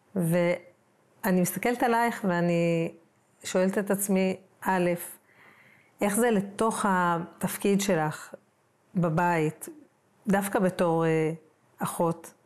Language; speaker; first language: Hebrew; native; Hebrew